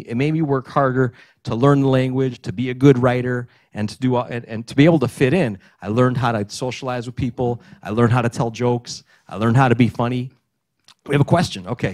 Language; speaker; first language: English; early bilingual, other home language; Greek